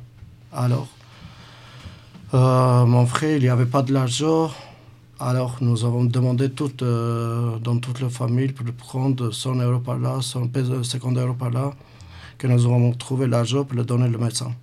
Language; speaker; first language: French; non-native, learner; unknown